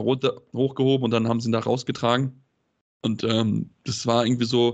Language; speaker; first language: German; native; German